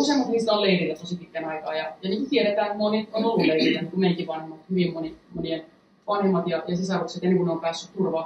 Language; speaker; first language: Finnish; early bilingual, other home language; Kurdish